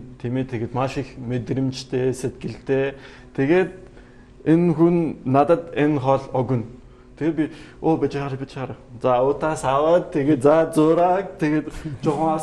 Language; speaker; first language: Mongolian; non-native, learner; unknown